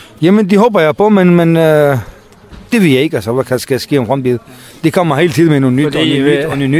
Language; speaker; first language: Danish; non-native, learner; Kurdish